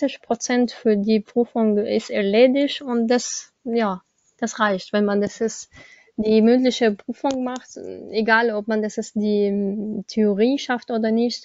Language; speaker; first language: German; non-native, learner; Arabic